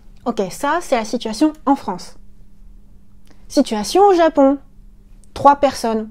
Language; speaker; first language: French; native; French